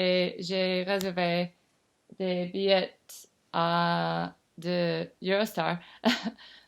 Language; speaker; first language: French; non-native, learner; English